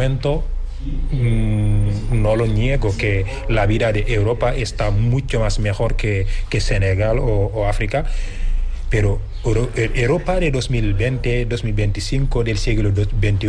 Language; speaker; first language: Spanish; non-native, fluent; Wolof